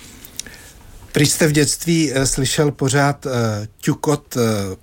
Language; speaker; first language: Czech; native; Czech